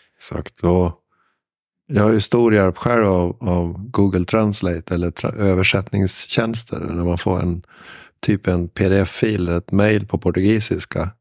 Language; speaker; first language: Swedish; native; Swedish